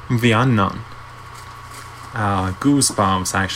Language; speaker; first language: English; non-native, fluent; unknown